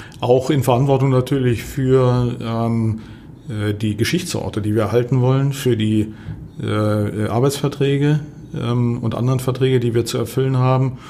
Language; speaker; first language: German; native; German